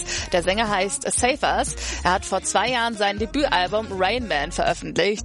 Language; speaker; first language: German; native; German